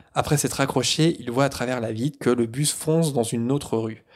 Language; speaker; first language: French; native; French